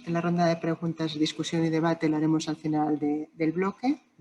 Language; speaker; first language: Spanish; native; Spanish